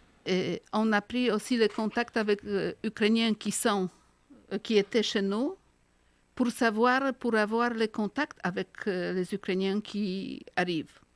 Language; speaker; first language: French; non-native, fluent; Polish